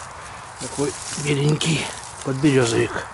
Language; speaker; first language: Russian; native; Russian